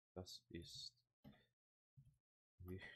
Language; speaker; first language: German; non-native, learner; English